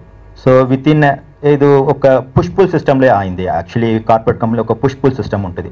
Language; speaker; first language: Telugu; non-native, learner; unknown